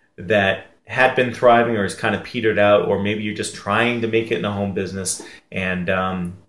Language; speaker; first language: English; native; English